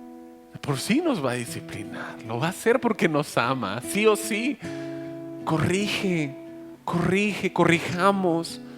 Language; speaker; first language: Spanish; native; Spanish